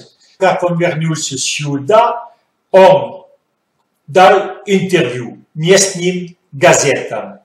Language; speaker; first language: Russian; non-native, fluent; French